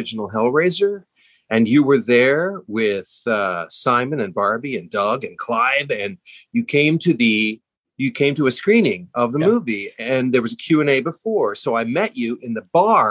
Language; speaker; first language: English; native; English